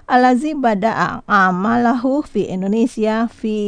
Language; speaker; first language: Arabic; non-native, fluent; Indonesian